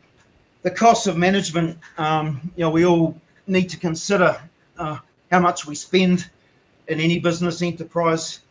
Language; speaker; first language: English; native; English